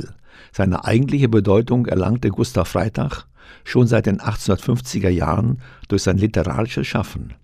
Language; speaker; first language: German; native; German